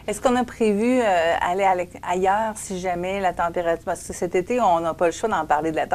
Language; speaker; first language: French; native; French